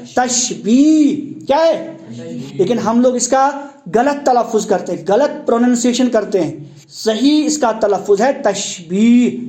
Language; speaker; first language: Urdu; non-native, local second language; Kashmiri